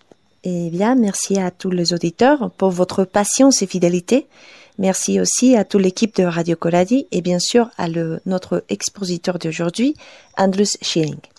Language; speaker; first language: French; non-native, fluent; Spanish